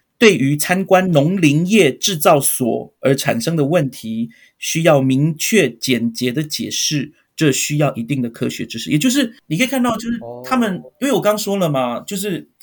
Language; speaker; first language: Chinese; native; Chinese